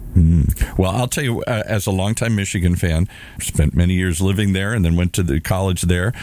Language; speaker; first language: English; native; English